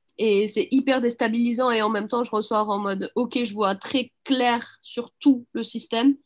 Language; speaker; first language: French; early bilingual, other home language; Arabic